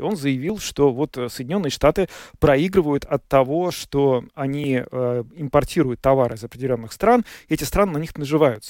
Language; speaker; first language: Russian; native; Russian